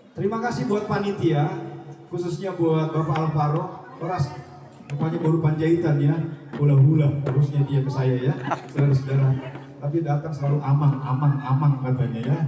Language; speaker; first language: Indonesian; native; Indonesian